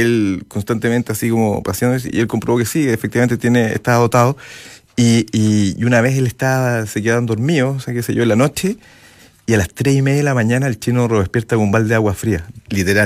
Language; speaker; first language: Spanish; native; Spanish